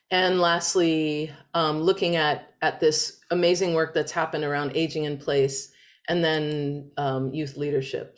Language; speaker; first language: English; native; English